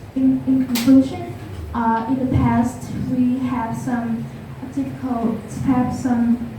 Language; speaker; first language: English; non-native, learner; Vietnamese